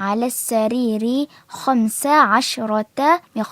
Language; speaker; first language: Arabic; non-native, learner; Malay